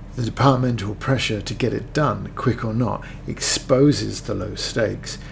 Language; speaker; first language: English; native; English